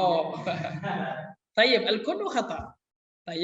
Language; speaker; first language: Arabic; non-native, fluent; Indonesian